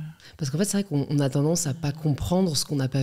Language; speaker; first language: French; native; French